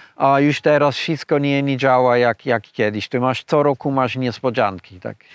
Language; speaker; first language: Polish; non-native, fluent; Swiss German